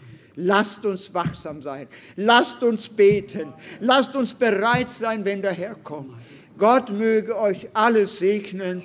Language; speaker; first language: German; non-native, fluent; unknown